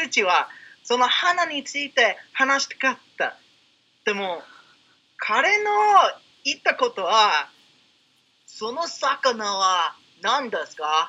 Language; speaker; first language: Japanese; non-native, learner; English